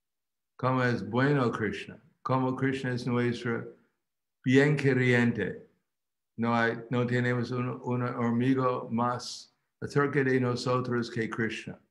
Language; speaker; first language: Spanish; non-native, fluent; English